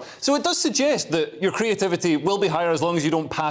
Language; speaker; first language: English; native; English